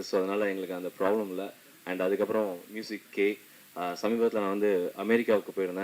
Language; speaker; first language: Tamil; native; Tamil